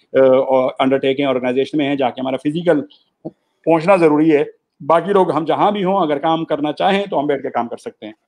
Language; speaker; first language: Urdu; non-native, local second language; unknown